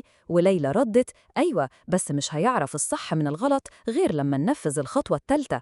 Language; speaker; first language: Arabic; native; Arabic